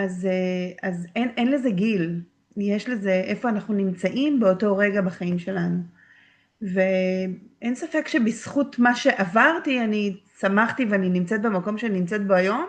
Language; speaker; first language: Hebrew; native; Hebrew